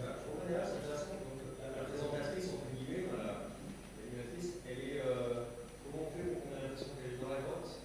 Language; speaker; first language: French; native; French